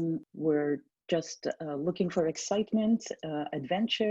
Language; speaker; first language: English; non-native, fluent; Turkish